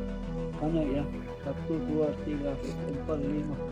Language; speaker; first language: Indonesian; non-native, fluent; Korean